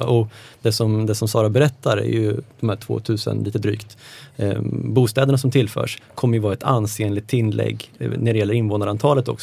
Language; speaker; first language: Swedish; native; Swedish